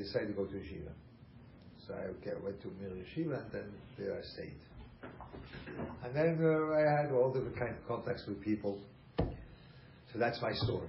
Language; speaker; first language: English; non-native, fluent; German